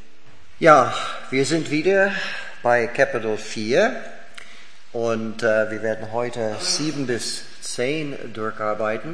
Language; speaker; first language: German; non-native, fluent; English